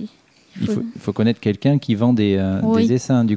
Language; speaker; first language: French; native; French